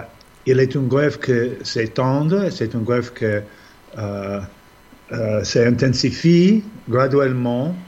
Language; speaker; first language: French; non-native, fluent; English